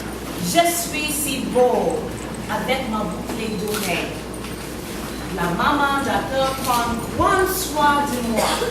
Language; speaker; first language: French; non-native, fluent; English